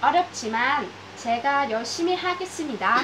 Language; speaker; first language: Korean; non-native, learner; Vietnamese